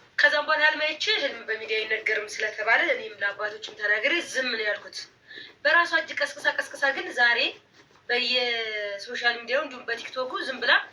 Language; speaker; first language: Amharic; native; Amharic